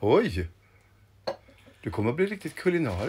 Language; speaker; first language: Swedish; native; Swedish